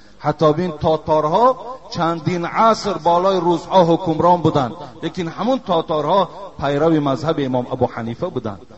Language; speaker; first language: Persian; native; Persian